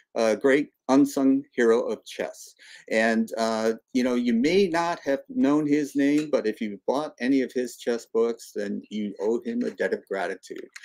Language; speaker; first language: English; native; English